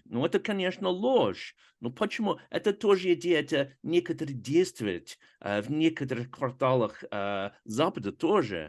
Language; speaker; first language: Russian; non-native, fluent; English